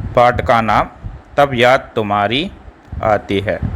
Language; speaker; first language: Hindi; non-native, local second language; Malayalam